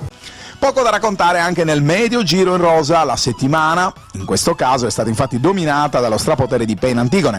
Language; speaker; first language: Italian; native; Italian